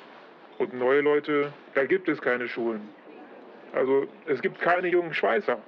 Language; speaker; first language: German; non-native, fluent; Polish